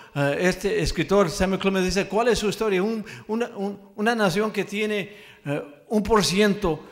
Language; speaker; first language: Spanish; early bilingual, heritage; Spanish